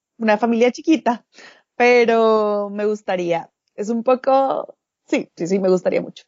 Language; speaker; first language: Spanish; native; Spanish